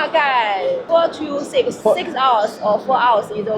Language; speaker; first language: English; non-native, learner; Chinese